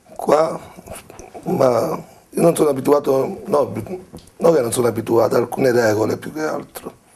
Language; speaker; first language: Italian; native; Italian